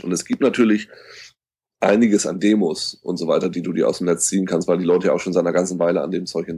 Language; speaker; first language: German; native; German